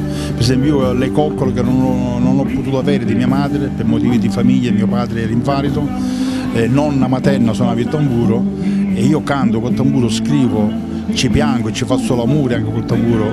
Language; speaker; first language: Italian; native; Italian